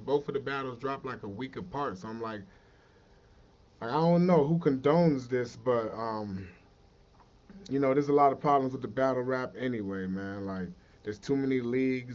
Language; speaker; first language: English; native; English